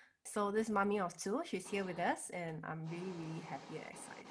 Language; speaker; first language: English; non-native, local second language; Chinese